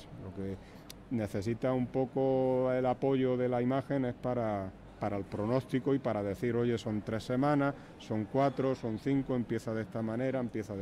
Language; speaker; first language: Spanish; native; Spanish